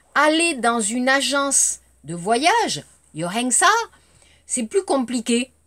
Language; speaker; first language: French; native; French